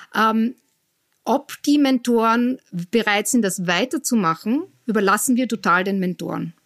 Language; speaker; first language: German; native; German